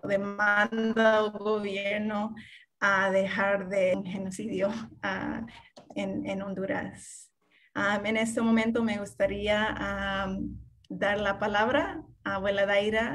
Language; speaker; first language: Spanish; non-native, fluent; English